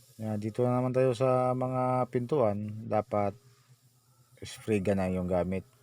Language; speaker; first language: Filipino; non-native, local second language; Cebuano